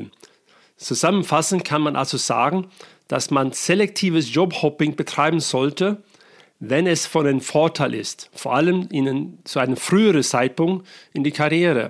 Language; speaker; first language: German; non-native, fluent; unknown